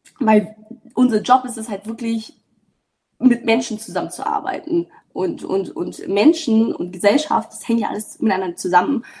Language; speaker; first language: German; early bilingual, other home language; Vietnamese